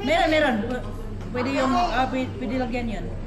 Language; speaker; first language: Filipino; non-native, local second language; Cebuano